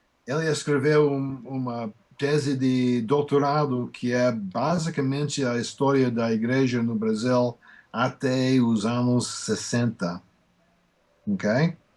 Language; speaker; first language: Portuguese; non-native, fluent; English